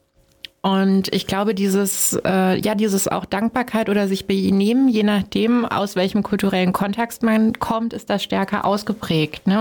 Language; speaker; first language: German; native; German